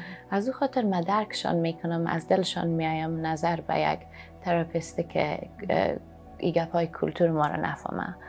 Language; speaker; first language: Persian; early bilingual, heritage; Persian